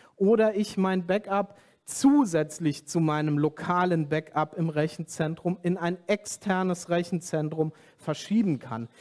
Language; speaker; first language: German; native; German